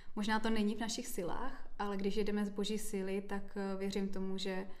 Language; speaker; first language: Czech; native; Czech